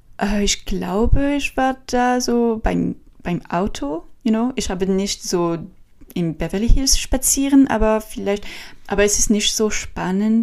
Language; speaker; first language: German; non-native, learner; French